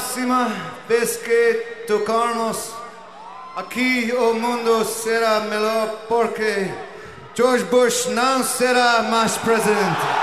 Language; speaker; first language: Portuguese; non-native, learner; English